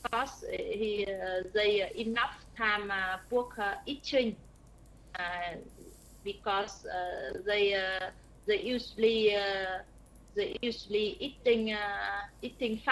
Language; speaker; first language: English; non-native, learner; Vietnamese